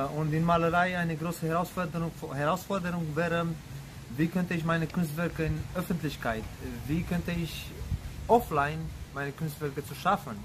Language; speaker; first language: German; non-native, fluent; Romanian